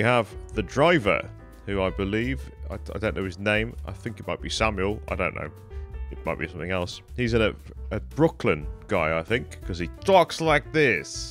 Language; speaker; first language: English; native; English